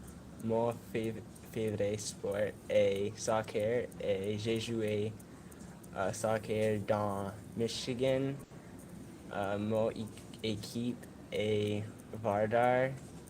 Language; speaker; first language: French; non-native, learner; English